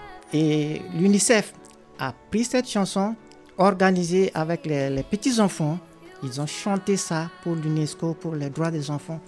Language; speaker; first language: French; non-native, local second language; Sango